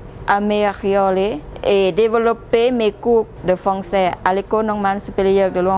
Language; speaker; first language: French; non-native, fluent; Lao